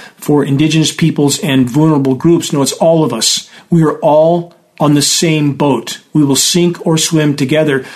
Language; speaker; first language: English; native; English